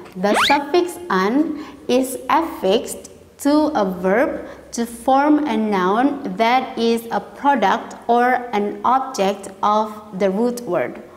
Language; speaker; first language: English; non-native, fluent; Indonesian